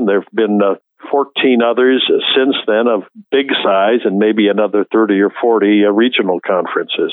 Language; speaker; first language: English; native; English